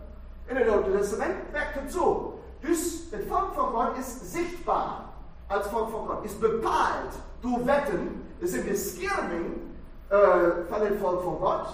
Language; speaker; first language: Dutch; non-native, fluent; German